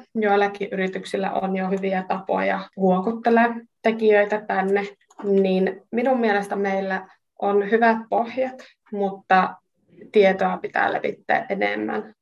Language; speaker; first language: Finnish; non-native, fluent; Hungarian